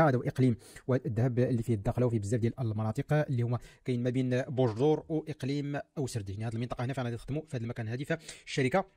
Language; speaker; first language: Arabic; native; Arabic